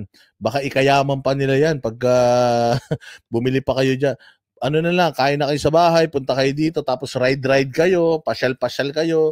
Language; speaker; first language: Filipino; native; Filipino